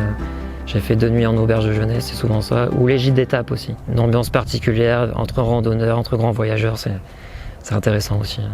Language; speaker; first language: French; native; French